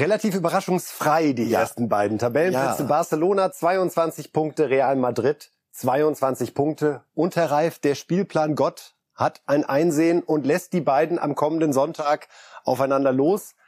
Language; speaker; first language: German; native; German